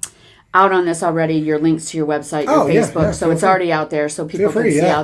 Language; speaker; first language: English; native; English